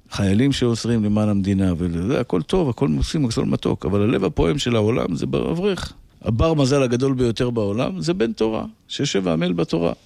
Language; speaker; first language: Hebrew; native; Hebrew